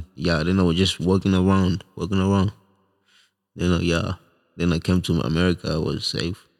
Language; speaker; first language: English; non-native, local second language; Swahili